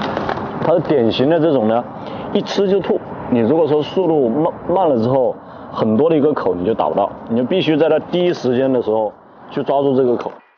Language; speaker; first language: Chinese; native; Chinese